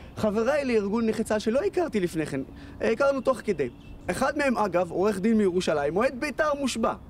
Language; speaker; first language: Hebrew; non-native, local second language; Arabic